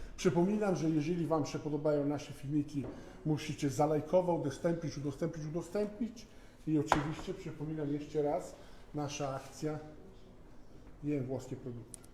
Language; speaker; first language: Polish; non-native, fluent; Italian